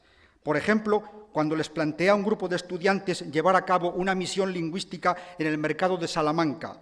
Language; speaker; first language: Spanish; native; Spanish